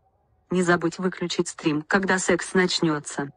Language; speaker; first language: Russian; native; Russian